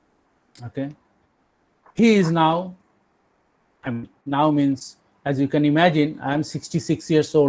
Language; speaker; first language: English; non-native, local second language; Bangla